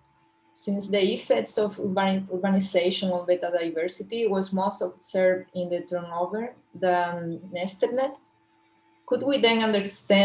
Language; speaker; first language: English; non-native, fluent; Portuguese